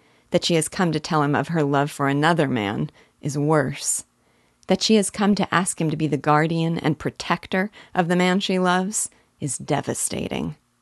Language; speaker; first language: English; native; English